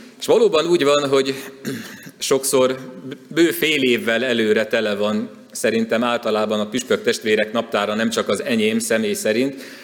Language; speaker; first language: Hungarian; native; Hungarian